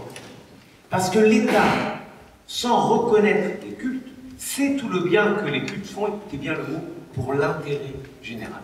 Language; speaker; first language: French; native; French